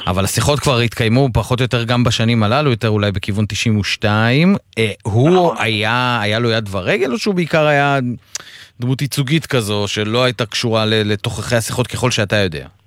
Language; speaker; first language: Hebrew; native; Hebrew